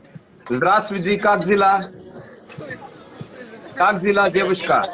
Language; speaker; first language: Russian; non-native, learner; Hindi